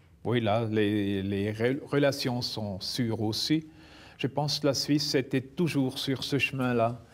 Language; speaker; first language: French; non-native, local second language; German